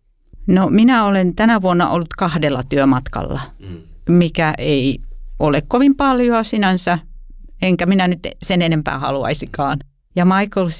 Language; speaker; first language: Finnish; native; Finnish